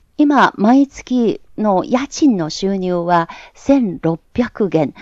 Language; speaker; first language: Japanese; non-native, fluent; Chinese